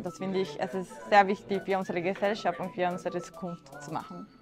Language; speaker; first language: German; non-native, fluent; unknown